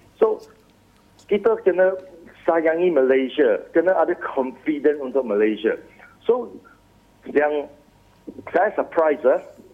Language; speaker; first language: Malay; non-native, local second language; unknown